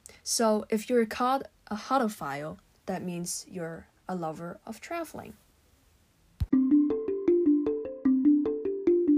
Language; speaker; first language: English; non-native, local second language; Cantonese